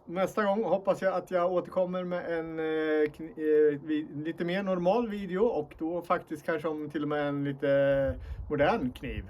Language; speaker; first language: Swedish; native; Swedish